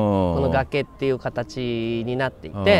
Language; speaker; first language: Japanese; native; Japanese